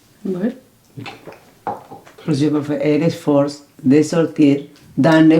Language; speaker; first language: French; non-native, fluent; Spanish